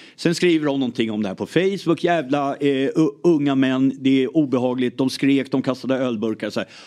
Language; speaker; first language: Swedish; early bilingual, other home language; English